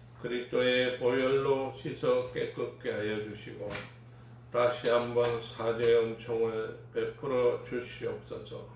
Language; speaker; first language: Korean; native; Korean